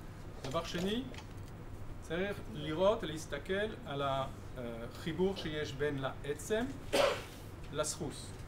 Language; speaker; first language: Hebrew; non-native, fluent; French